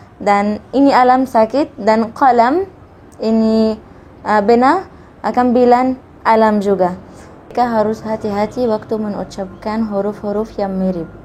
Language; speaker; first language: Indonesian; non-native, fluent; Arabic